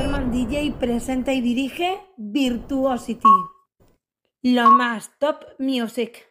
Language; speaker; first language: Spanish; native; Spanish